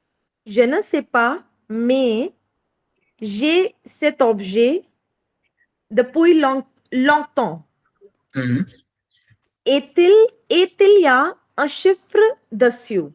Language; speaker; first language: French; non-native, learner; Hindi